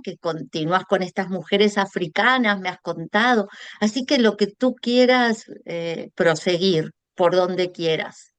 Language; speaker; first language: Spanish; non-native, fluent; Portuguese